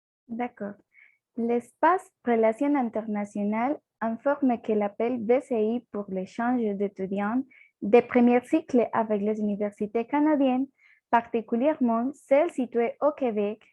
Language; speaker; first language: French; non-native, learner; Spanish